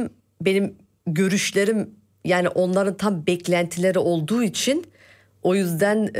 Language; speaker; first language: Turkish; early bilingual, heritage; Turkish